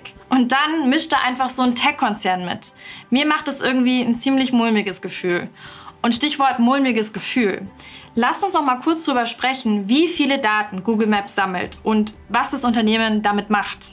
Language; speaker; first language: German; native; German